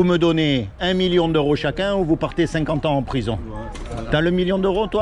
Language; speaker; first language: French; native; French